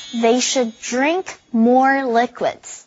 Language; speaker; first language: English; non-native, fluent; Chinese